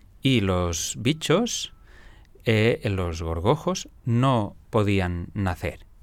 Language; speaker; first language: Spanish; non-native, local second language; Catalan